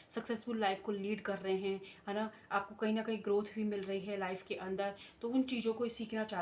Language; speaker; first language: Hindi; native; Hindi